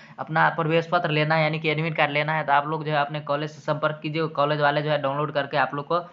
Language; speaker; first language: Hindi; native; Hindi